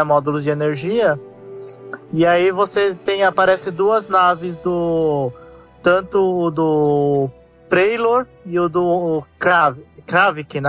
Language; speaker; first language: Portuguese; native; Portuguese